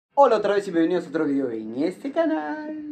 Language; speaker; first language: Spanish; native; Spanish